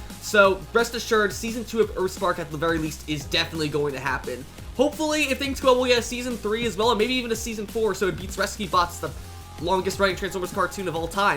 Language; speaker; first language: English; native; English